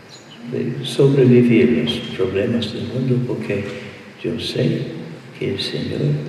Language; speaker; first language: Spanish; non-native, fluent; English